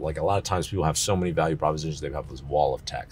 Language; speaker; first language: English; native; English